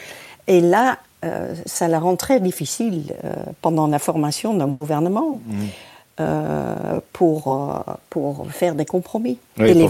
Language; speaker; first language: French; non-native, fluent; Dutch